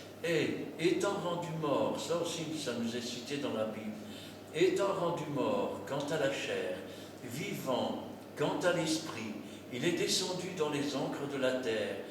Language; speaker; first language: French; native; French